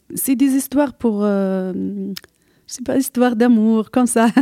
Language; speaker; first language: French; non-native, local second language; Arabic